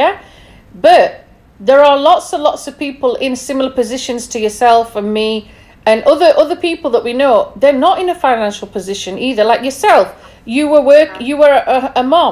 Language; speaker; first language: English; native; English